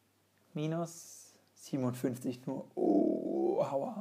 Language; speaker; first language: German; native; German